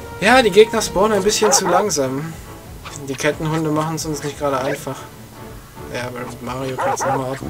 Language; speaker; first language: German; native; German